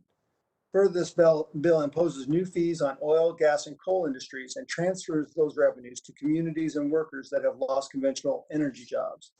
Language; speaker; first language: English; native; English